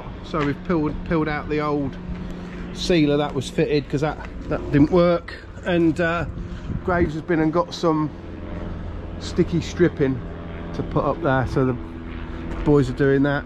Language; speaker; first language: English; native; English